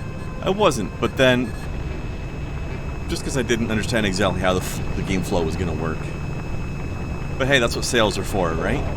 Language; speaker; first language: English; native; English